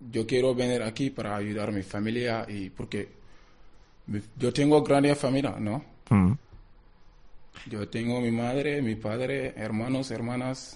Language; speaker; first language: Spanish; non-native, learner; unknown